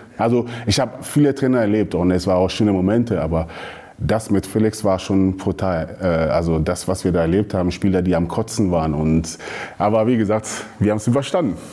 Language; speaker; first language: German; early bilingual, other home language; Akan